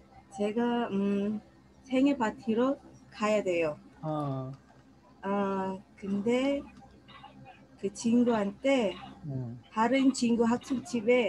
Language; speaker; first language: Korean; non-native, learner; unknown